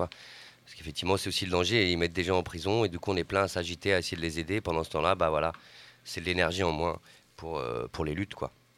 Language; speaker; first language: French; native; French